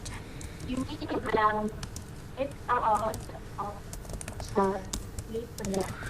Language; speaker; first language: English; non-native, learner; Vietnamese